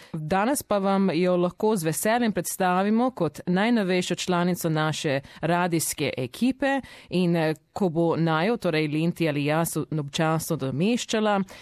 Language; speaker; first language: Slovenian; early bilingual, heritage; Slovenian